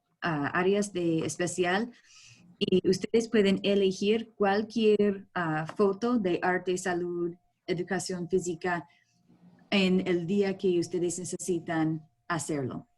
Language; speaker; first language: Spanish; non-native, learner; English